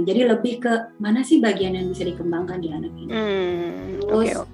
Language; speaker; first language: Indonesian; native; Indonesian